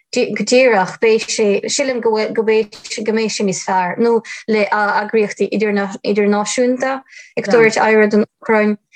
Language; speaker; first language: Irish; non-native, fluent; Ukrainian